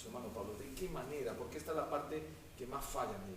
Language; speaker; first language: Spanish; native; Spanish